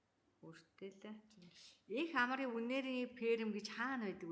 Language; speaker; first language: Mongolian; native; Mongolian